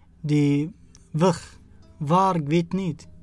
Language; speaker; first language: Dutch; non-native, learner; Arabic